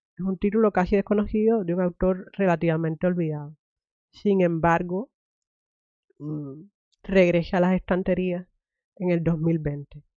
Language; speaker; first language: Spanish; native; Spanish